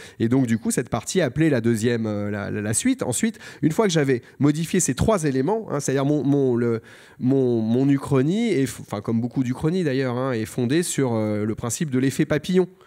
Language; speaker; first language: French; native; French